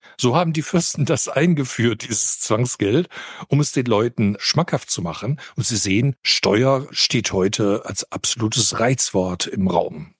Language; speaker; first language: German; native; German